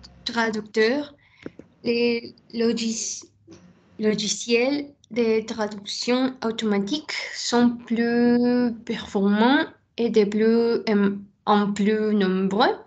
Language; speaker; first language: French; non-native, learner; Spanish